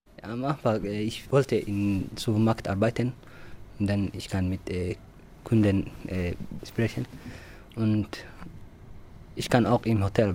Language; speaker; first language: German; non-native, learner; Somali